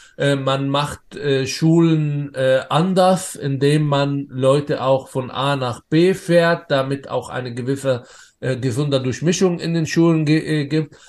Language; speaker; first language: German; non-native, fluent; Arabic